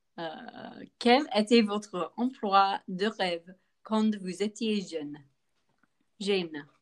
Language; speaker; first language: French; non-native, learner; English